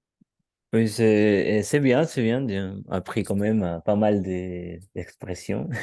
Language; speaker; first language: French; non-native, learner; Spanish